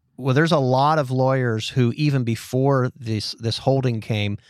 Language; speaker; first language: English; native; English